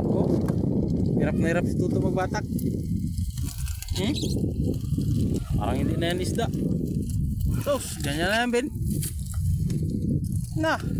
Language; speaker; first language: Filipino; non-native, local second language; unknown